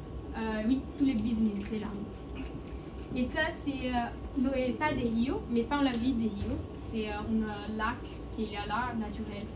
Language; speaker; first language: French; non-native, learner; Portuguese